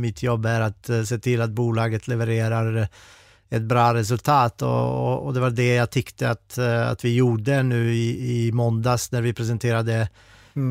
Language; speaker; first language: Swedish; non-native, fluent; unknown